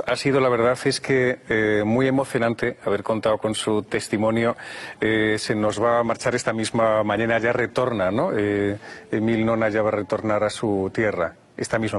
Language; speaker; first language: Spanish; native; Spanish